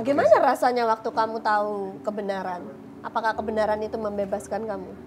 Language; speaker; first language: Indonesian; native; Indonesian